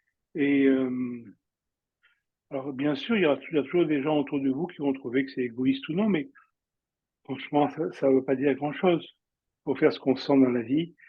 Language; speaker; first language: French; native; French